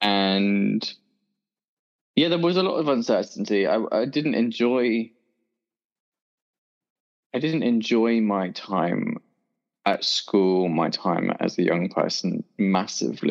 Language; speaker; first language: English; native; English